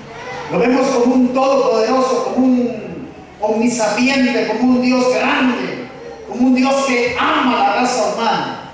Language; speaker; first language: Spanish; native; Spanish